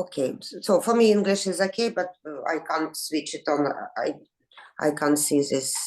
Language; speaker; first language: English; non-native, fluent; Ukrainian